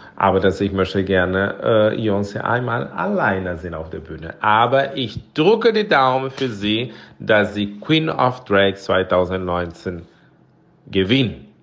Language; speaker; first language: German; non-native, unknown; Portuguese